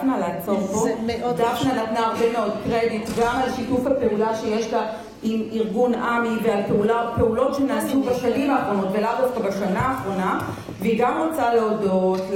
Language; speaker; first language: Hebrew; native; Hebrew